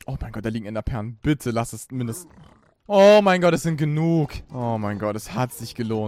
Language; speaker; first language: German; native; German